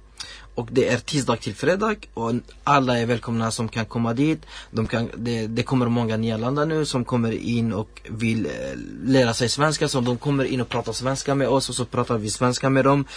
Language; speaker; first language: Swedish; non-native, learner; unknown